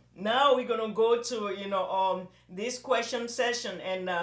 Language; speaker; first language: English; non-native, local second language; Yoruba